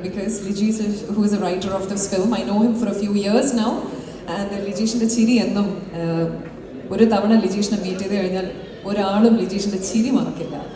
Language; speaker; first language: Malayalam; early bilingual, heritage; Malayalam